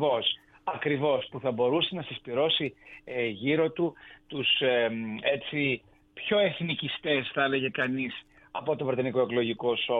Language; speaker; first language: Greek; native; Greek